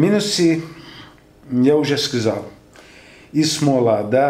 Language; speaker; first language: Russian; non-native, learner; English